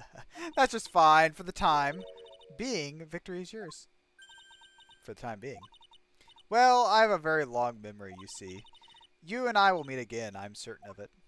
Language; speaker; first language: English; native; English